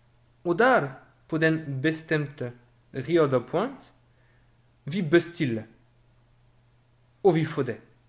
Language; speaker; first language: Norwegian; non-native, fluent; French